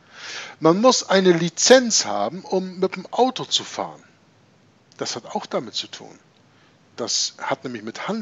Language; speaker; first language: German; native; German